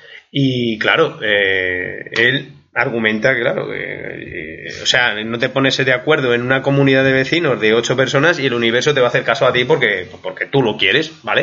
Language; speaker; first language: Spanish; native; Spanish